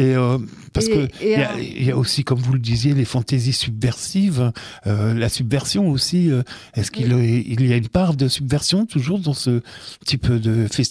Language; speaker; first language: French; native; French